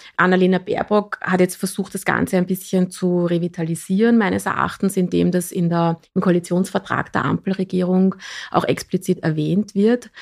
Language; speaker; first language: German; early bilingual, other home language; Persian